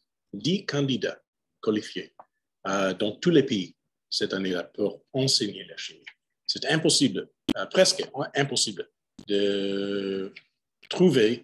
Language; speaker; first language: French; non-native, fluent; English